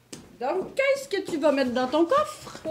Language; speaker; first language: French; native; French